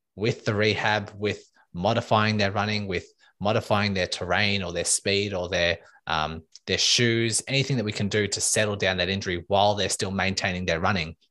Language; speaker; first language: English; native; English